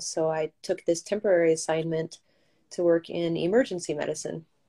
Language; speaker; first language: English; native; English